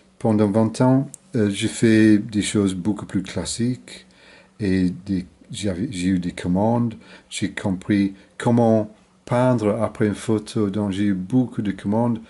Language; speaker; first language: French; non-native, fluent; English